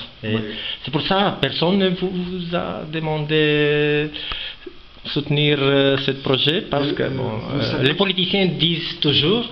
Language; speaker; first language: French; non-native, fluent; Romanian